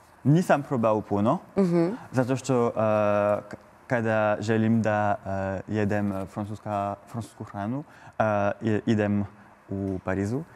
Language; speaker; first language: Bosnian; non-native, learner; French